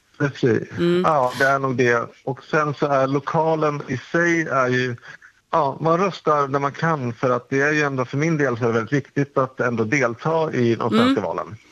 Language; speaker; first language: Swedish; native; Swedish